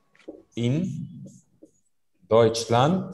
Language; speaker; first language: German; non-native, fluent; Arabic